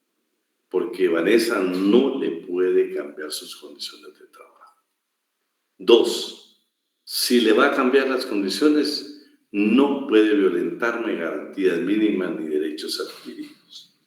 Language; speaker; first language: Spanish; native; Spanish